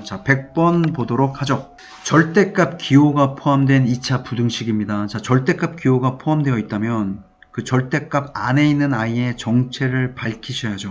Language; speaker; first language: Korean; native; Korean